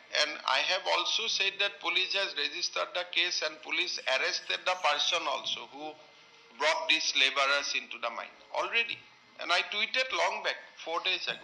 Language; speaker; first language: English; non-native, local second language; Assamese